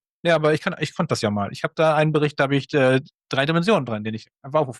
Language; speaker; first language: German; native; German